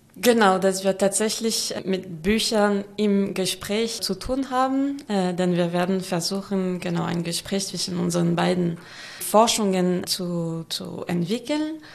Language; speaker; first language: German; non-native, fluent; French